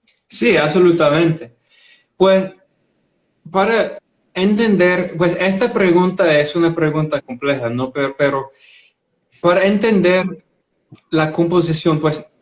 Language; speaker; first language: Spanish; non-native, fluent; English